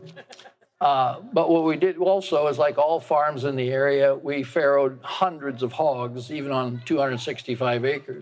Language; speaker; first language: English; native; English